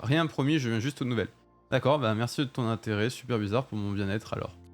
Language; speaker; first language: French; native; French